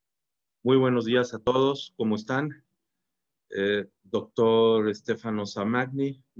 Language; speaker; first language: Spanish; native; Spanish